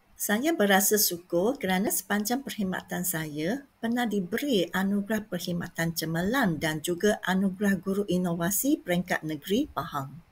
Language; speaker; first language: Malay; non-native, local second language; Chinese